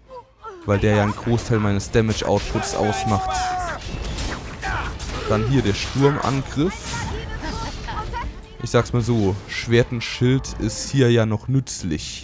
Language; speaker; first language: German; native; German